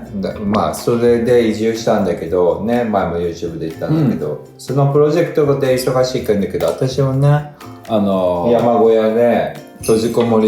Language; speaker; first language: Japanese; native; Japanese